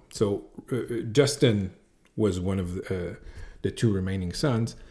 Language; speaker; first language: English; native; English